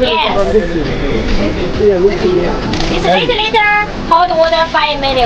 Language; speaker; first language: English; non-native, learner; Chinese